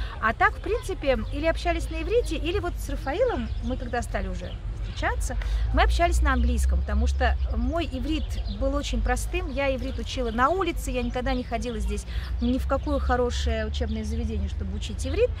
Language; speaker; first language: Russian; native; Russian